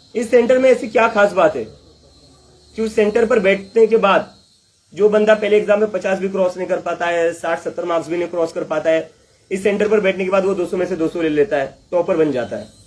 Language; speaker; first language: Hindi; non-native, local second language; Marathi